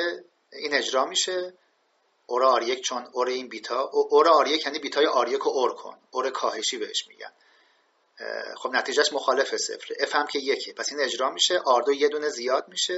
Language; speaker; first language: Persian; native; Persian